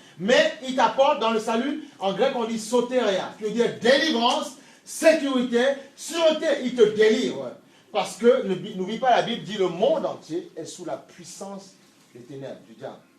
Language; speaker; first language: French; native; French